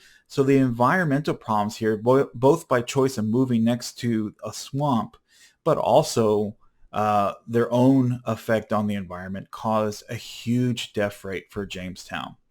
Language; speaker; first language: English; native; English